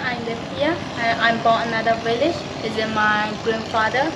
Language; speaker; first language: English; non-native, learner; Burmese